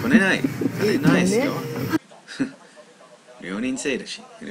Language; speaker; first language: Japanese; non-native, learner; English